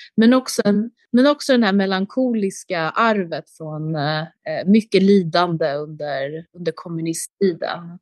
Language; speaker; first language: Swedish; early bilingual, other home language; Albanian